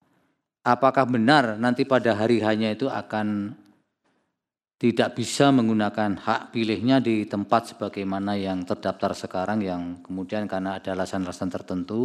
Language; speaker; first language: Indonesian; native; Indonesian